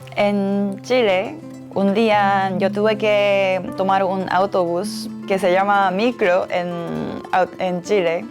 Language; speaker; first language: Spanish; non-native, fluent; Japanese